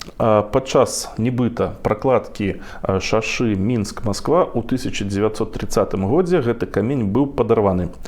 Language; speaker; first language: Belarusian; non-native, local second language; Russian